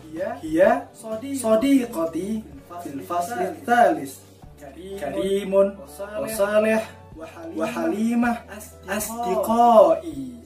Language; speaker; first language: Arabic; non-native, fluent; Indonesian